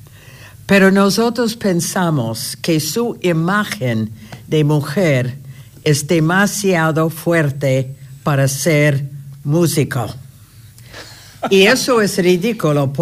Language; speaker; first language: Spanish; non-native, fluent; English